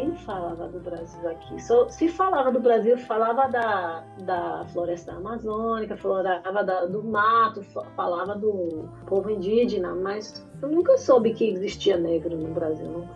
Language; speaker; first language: Portuguese; non-native, fluent; English